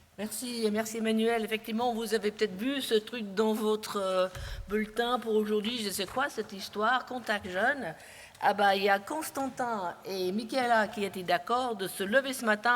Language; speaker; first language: French; native; French